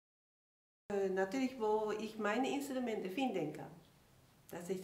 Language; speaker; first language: German; non-native, fluent; Japanese